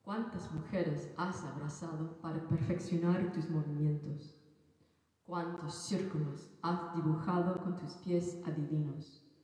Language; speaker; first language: Spanish; non-native, fluent; English